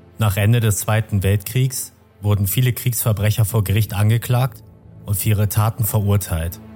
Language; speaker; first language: German; native; German